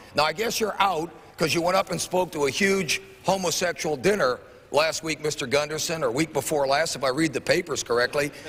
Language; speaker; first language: English; native; English